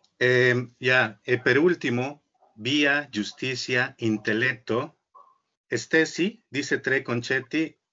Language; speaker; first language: Italian; non-native, learner; Spanish